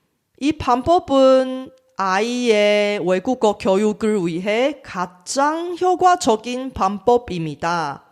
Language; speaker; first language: Korean; non-native, fluent; Chinese